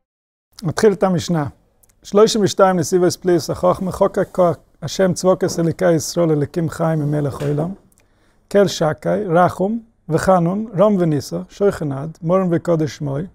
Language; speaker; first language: Hebrew; non-native, fluent; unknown